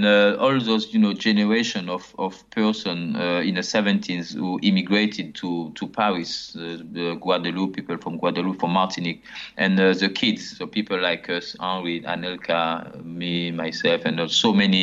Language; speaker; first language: English; non-native, fluent; French